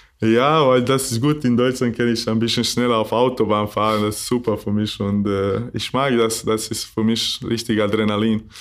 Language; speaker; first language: German; non-native, learner; Bosnian